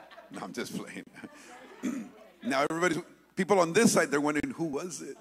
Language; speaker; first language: English; native; English